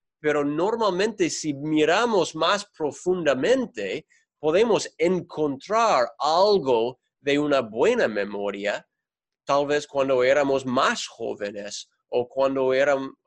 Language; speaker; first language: Spanish; non-native, fluent; English